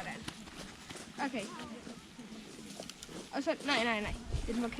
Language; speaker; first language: Danish; early bilingual, other home language; Bangla